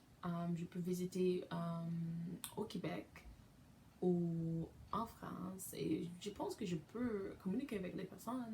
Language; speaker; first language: French; non-native, learner; English